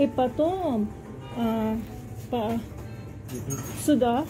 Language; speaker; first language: Russian; non-native, learner; Cebuano